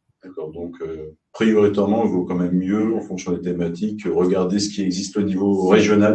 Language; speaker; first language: French; native; French